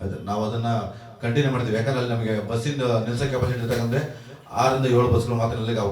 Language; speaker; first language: Kannada; native; Kannada